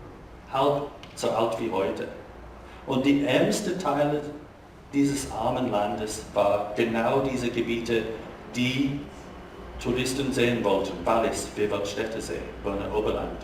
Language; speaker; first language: German; non-native, fluent; English